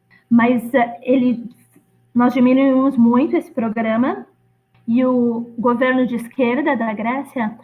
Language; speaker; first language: Portuguese; non-native, fluent; Greek